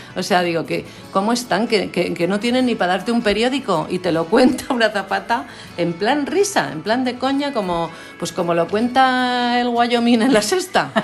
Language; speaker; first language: Spanish; native; Spanish